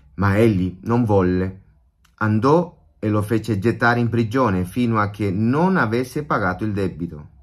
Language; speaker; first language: Italian; non-native, fluent; Spanish